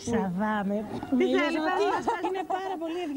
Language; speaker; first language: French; non-native, learner; Greek